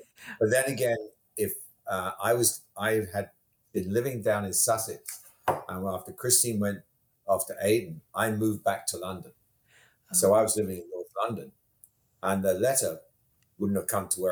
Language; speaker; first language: English; native; English